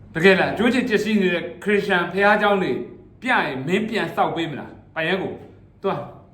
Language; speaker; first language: Burmese; native; Burmese